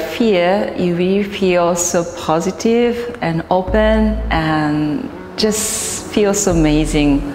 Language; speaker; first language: English; non-native, fluent; Japanese